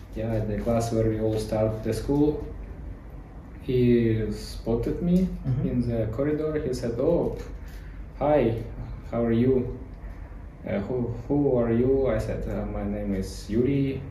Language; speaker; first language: English; non-native, learner; Ukrainian